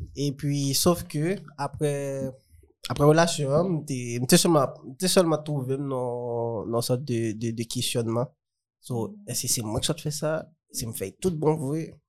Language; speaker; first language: French; non-native, local second language; Haitian Creole